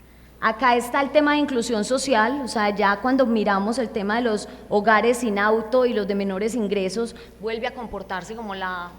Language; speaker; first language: Spanish; native; Spanish